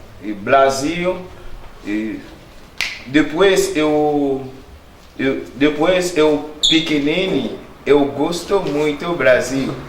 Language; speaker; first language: Portuguese; non-native, learner; Haitian Creole